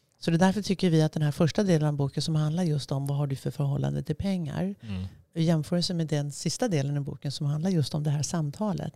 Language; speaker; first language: Swedish; native; Swedish